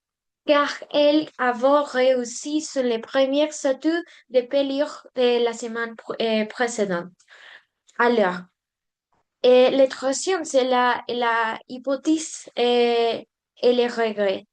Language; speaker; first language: French; non-native, learner; Spanish